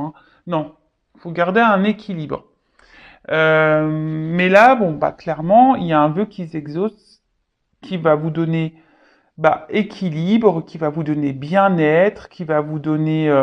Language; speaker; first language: French; native; French